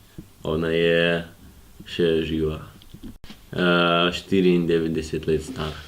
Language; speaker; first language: Slovenian; non-native, learner; Russian